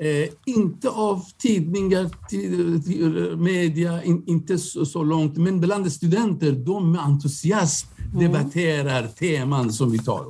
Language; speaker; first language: Swedish; non-native, fluent; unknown